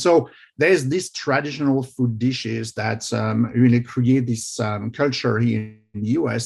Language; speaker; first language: English; non-native, fluent; French